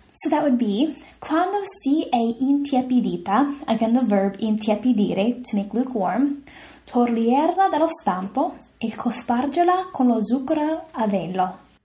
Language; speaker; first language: Italian; non-native, fluent; English